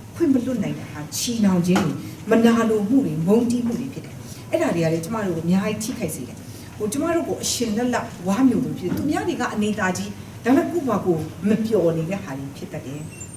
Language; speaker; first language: Burmese; non-native, local second language; Kachin